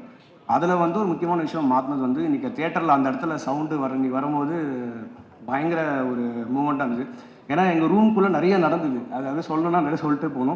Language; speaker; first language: Tamil; native; Tamil